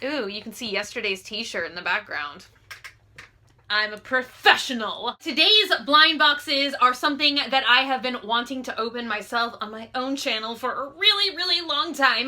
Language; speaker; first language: English; native; English